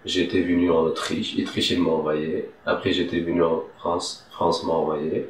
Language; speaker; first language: French; non-native, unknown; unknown